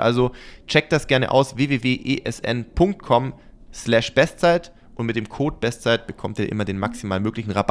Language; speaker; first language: German; native; German